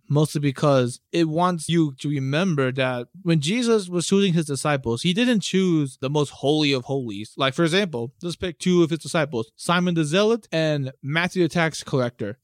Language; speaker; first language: English; native; English